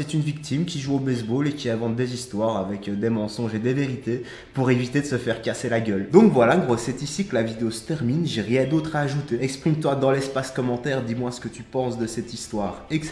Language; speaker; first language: French; native; French